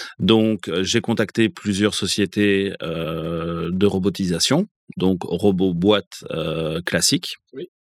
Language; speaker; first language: French; native; French